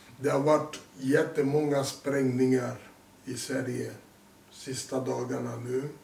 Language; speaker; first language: Swedish; early bilingual, other home language; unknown